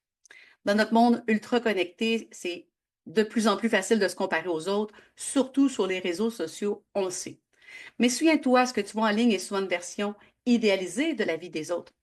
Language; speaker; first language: French; native; French